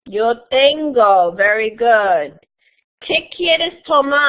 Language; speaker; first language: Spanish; non-native, fluent; English